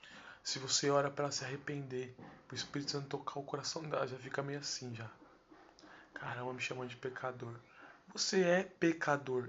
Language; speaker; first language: Portuguese; native; Portuguese